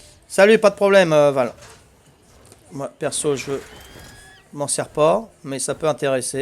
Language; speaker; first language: French; native; French